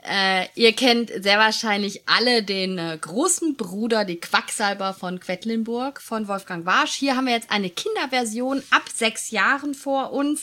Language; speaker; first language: German; native; German